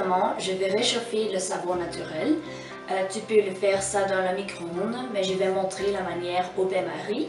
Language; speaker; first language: French; non-native, fluent; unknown